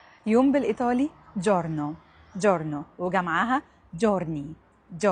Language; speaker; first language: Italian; non-native, fluent; Arabic